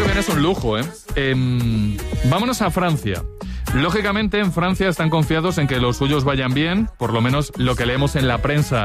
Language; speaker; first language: Spanish; native; Spanish